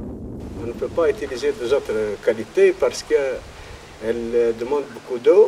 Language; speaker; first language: French; non-native, local second language; Arabic